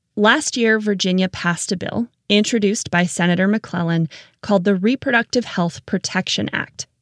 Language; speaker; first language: English; native; English